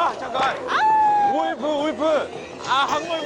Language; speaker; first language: Korean; non-native, fluent; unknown